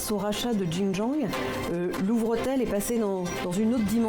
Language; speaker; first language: French; native; French